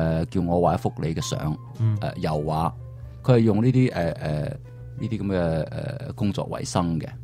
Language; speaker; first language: Cantonese; early bilingual, other home language; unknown